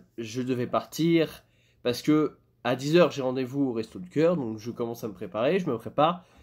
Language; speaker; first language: French; native; French